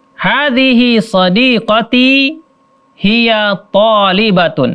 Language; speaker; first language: Arabic; non-native, fluent; Indonesian